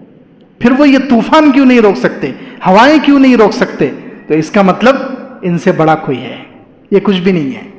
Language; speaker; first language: Urdu; native; Urdu